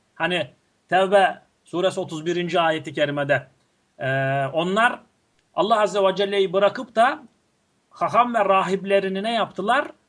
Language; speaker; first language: Turkish; native; Turkish